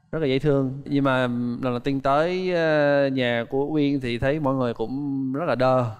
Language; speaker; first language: Vietnamese; non-native, fluent; English